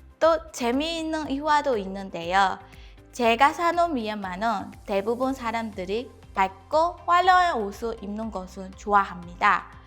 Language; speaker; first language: Korean; non-native, fluent; Burmese